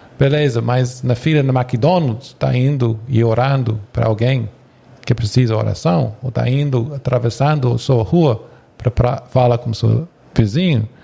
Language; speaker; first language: Portuguese; non-native, fluent; English